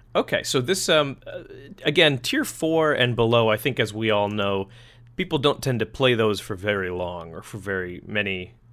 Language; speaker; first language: English; native; English